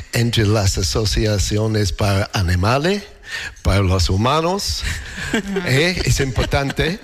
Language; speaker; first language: Spanish; non-native, learner; English